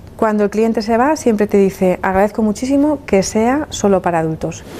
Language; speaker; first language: Spanish; early bilingual, heritage; French